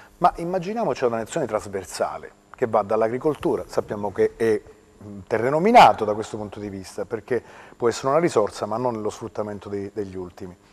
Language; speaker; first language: Italian; native; Italian